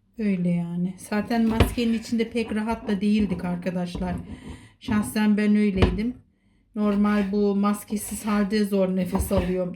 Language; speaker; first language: Turkish; native; Turkish